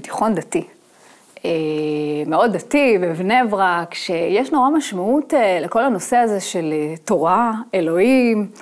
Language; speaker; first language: Hebrew; native; Hebrew